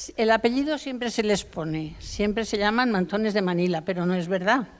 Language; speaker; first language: Spanish; native; Spanish